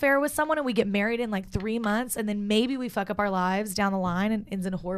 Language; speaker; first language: English; native; English